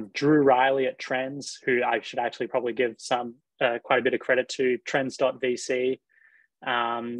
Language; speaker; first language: English; native; English